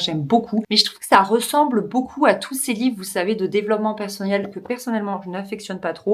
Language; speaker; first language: French; native; French